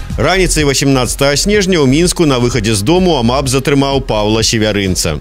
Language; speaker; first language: Belarusian; native; Belarusian